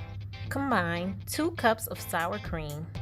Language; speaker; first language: English; native; English